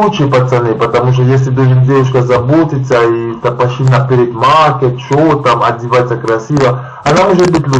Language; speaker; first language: Russian; non-native, learner; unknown